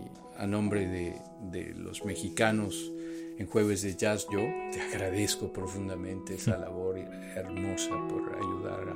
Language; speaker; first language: Spanish; native; Spanish